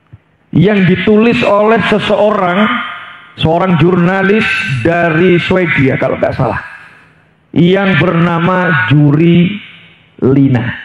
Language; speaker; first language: Indonesian; native; Indonesian